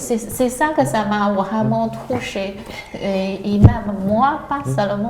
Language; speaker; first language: French; non-native, learner; Chinese